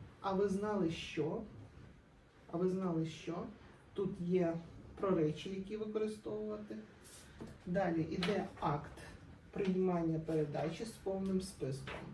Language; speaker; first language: Ukrainian; non-native, local second language; Russian